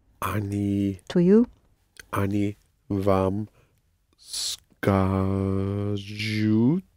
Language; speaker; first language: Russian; non-native, learner; English